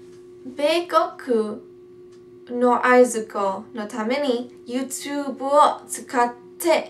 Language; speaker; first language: Japanese; non-native, learner; English